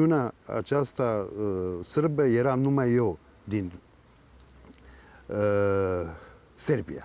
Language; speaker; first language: Romanian; early bilingual, heritage; Serbian